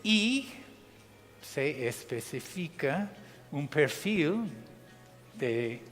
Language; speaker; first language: Spanish; non-native, fluent; English